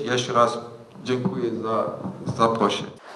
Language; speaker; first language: Polish; non-native, fluent; German